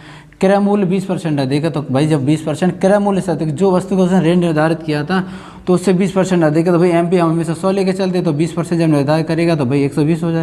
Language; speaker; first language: Hindi; native; Hindi